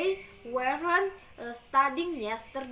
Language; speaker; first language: English; non-native, learner; Indonesian